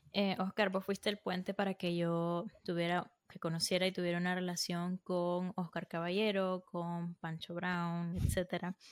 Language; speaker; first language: Spanish; native; Spanish